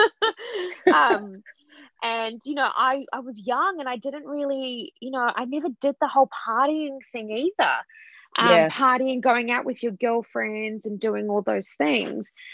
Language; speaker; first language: English; native; English